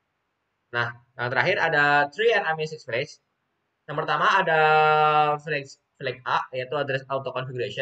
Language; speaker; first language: Indonesian; native; Indonesian